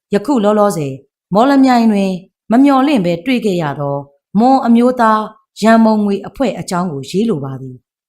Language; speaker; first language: Burmese; native; Burmese